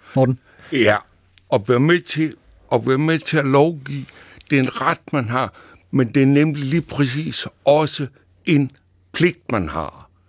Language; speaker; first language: Danish; native; Danish